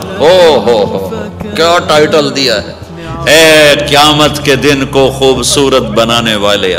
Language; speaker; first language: Urdu; non-native, local second language; Punjabi